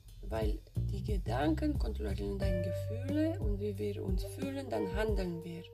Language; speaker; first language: German; non-native, fluent; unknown